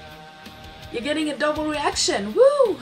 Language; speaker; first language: English; non-native, fluent; Swedish